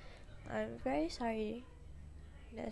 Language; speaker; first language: English; non-native, local second language; Malay